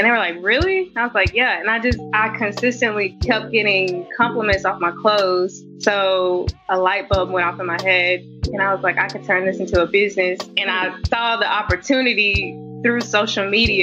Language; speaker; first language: English; native; English